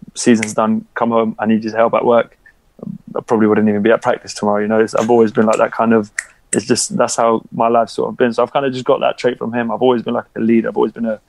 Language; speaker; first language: English; early bilingual, other home language; Albanian